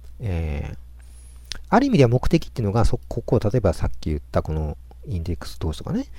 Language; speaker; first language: Japanese; native; Japanese